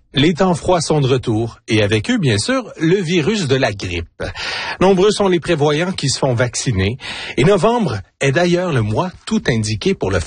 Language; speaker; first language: French; native; French